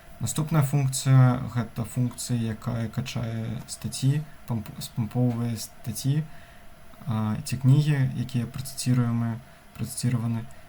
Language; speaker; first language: Belarusian; non-native, local second language; Russian